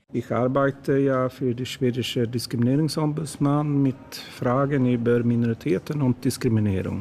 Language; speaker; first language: German; non-native, fluent; Swedish